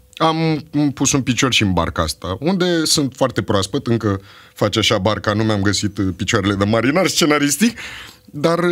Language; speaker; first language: Romanian; native; Romanian